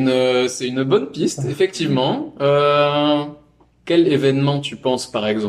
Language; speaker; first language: French; native; French